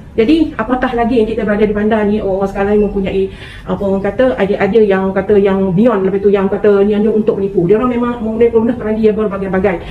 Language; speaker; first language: Malay; native; Malay